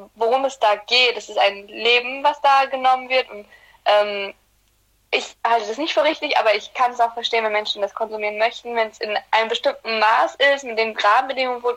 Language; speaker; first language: German; early bilingual, other home language; Turkish